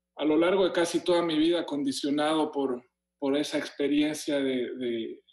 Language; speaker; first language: Spanish; native; Spanish